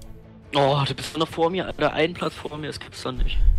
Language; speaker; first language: German; native; German